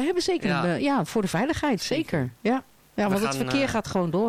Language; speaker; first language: Dutch; native; Dutch